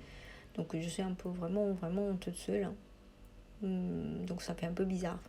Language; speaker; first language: French; non-native, fluent; Japanese